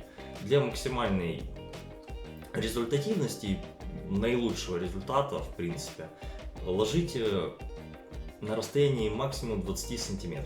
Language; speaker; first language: Russian; non-native, local second language; Ukrainian